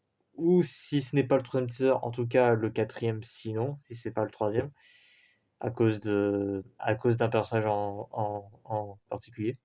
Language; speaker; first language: French; native; French